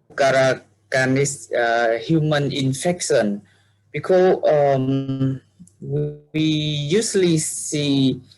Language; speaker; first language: English; non-native, learner; Vietnamese